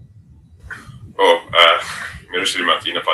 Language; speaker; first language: Nepali; non-native, learner; English